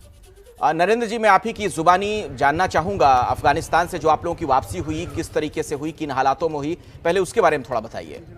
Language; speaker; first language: Hindi; native; Hindi